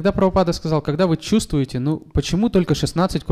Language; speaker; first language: Russian; native; Russian